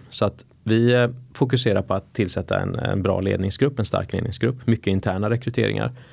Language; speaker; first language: Swedish; native; Swedish